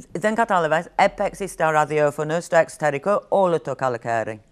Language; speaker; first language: Greek; non-native, fluent; English